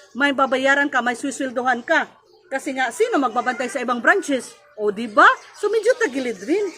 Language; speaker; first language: Filipino; non-native, local second language; Cebuano